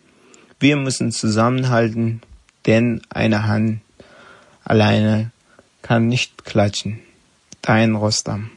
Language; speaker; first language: German; non-native, learner; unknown